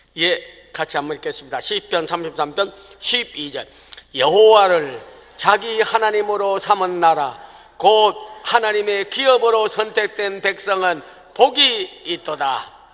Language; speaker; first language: Korean; native; Korean